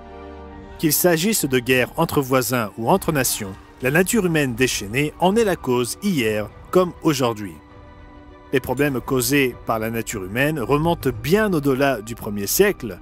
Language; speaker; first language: French; native; French